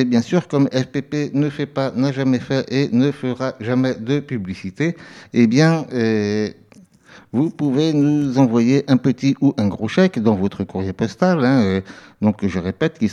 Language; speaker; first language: French; native; French